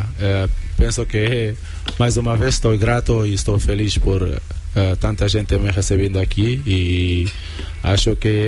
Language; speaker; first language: Spanish; non-native, fluent; Portuguese